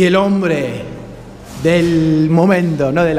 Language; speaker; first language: Spanish; non-native, fluent; English